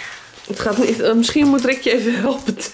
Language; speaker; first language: Dutch; native; Dutch